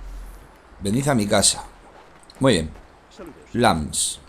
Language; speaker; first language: Spanish; native; Spanish